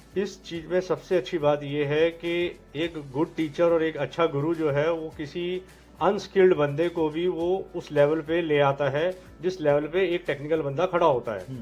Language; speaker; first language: Hindi; native; Hindi